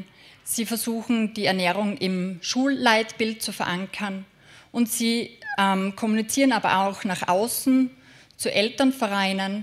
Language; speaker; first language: German; native; German